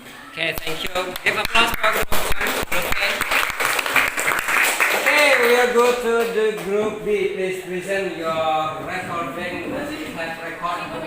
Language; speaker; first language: English; non-native, fluent; Indonesian